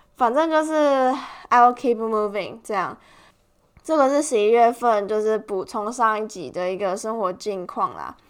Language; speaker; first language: Chinese; native; Chinese